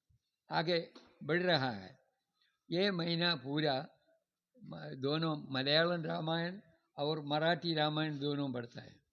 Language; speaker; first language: Hindi; non-native, local second language; Malayalam